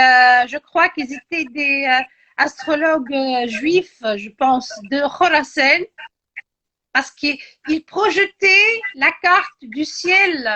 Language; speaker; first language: French; non-native, local second language; Arabic